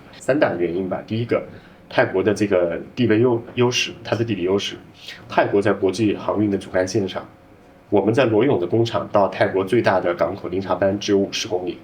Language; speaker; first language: Chinese; native; Chinese